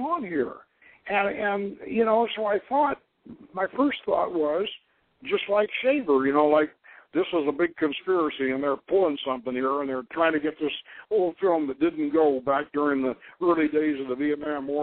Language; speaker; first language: English; native; English